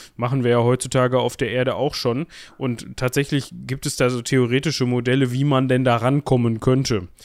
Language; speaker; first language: German; native; German